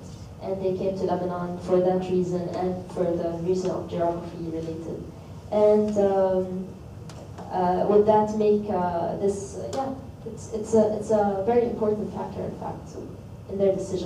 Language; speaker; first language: English; non-native, fluent; Arabic